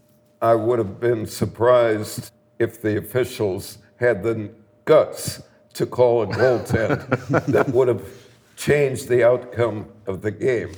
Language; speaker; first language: English; native; English